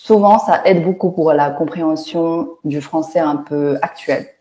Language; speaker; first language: French; non-native, fluent; Chinese